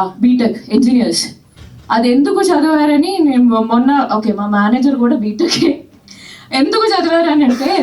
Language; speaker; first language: Telugu; non-native, fluent; Malayalam